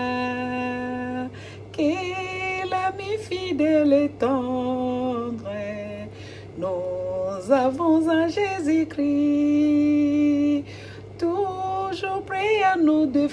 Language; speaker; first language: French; non-native, local second language; Lingala